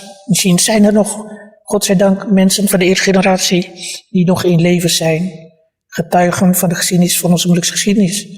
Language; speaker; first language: Dutch; early bilingual, other home language; Malay